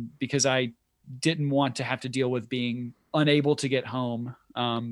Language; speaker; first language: English; native; English